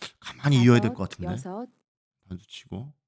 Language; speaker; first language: Korean; native; Korean